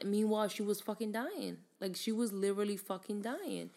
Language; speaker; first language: English; early bilingual, other home language; Spanish